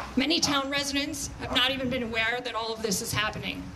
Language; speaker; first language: English; native; English